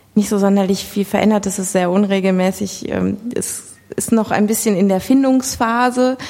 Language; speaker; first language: German; native; German